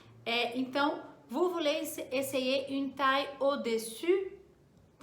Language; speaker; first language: French; non-native, fluent; Portuguese